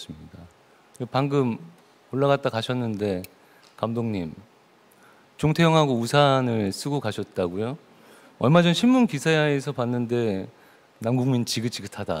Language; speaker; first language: Korean; native; Korean